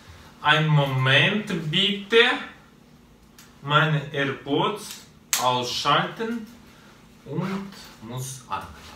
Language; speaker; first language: German; non-native, learner; Russian